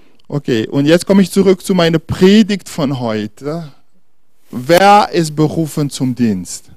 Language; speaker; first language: German; non-native, fluent; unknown